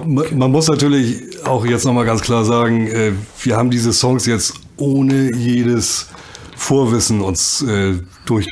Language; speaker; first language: German; native; German